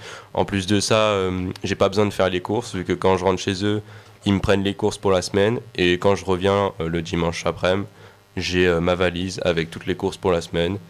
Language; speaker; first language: French; native; French